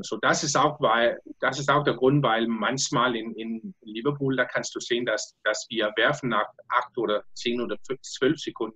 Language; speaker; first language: German; non-native, learner; Danish